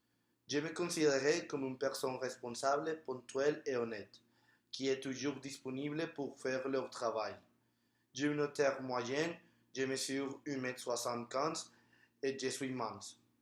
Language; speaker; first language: French; non-native, learner; Spanish